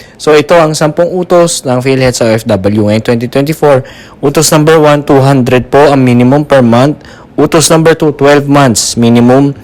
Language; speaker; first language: Filipino; native; Filipino